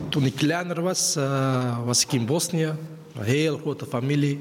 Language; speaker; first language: Dutch; early bilingual, other home language; Bosnian